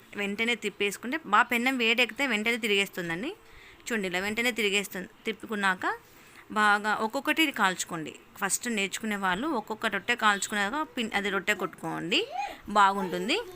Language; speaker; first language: Telugu; native; Telugu